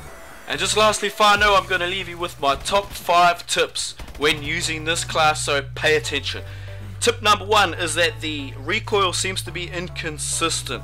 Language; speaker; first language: English; native; English